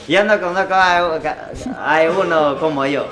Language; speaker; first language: Spanish; non-native, learner; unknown